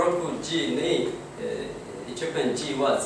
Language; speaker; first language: Japanese; non-native, learner; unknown